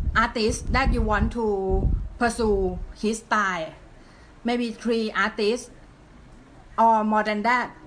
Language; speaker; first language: English; non-native, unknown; Thai